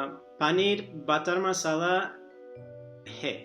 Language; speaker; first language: Hindi; non-native, learner; Portuguese